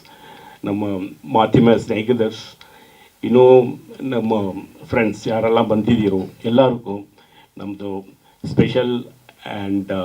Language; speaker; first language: Kannada; non-native, fluent; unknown